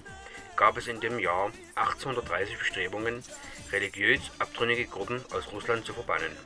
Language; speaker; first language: German; native; German